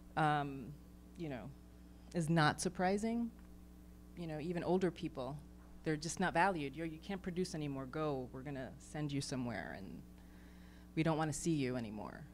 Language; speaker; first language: English; native; English